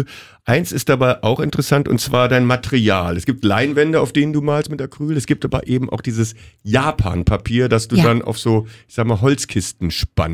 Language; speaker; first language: German; native; German